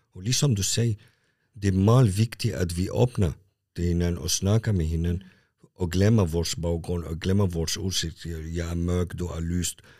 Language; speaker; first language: Danish; non-native, fluent; Arabic